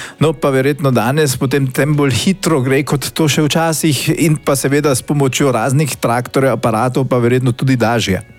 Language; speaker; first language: Slovenian; native; Slovenian